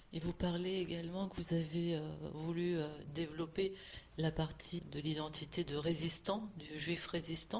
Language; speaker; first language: French; native; French